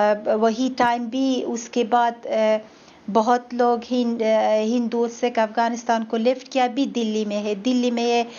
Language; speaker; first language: Hindi; non-native, fluent; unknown